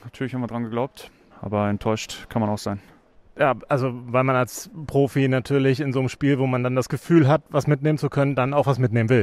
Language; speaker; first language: German; native; German